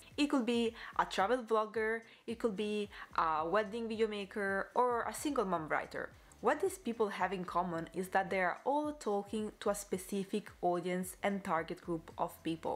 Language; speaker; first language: English; non-native, fluent; Italian